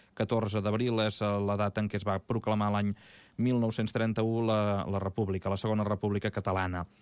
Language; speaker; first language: Catalan; native; Catalan